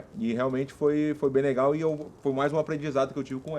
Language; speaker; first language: Portuguese; native; Portuguese